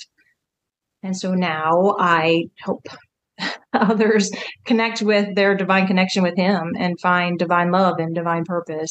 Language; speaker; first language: English; native; English